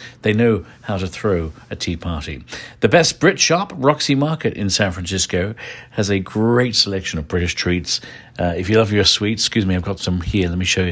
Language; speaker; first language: English; native; English